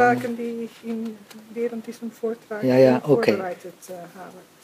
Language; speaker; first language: German; non-native, fluent; Dutch